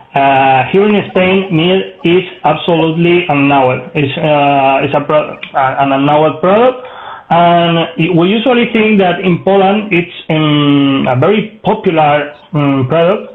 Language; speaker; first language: English; non-native, learner; Spanish